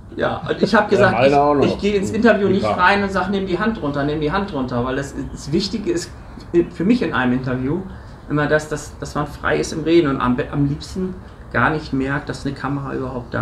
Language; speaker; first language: German; native; German